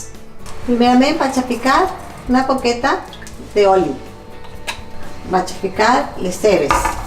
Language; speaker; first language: Catalan; non-native, fluent; Spanish